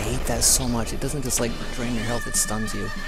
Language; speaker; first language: English; native; English